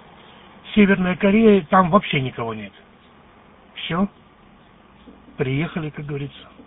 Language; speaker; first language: Russian; native; Russian